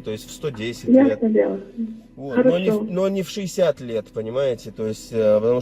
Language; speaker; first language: Russian; native; Russian